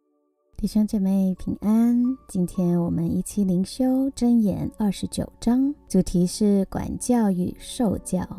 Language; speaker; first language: Chinese; native; Chinese